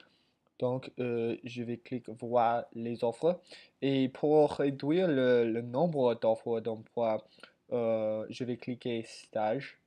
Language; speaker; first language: French; non-native, learner; English